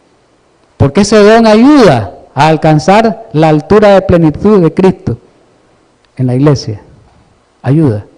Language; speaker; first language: Spanish; native; Spanish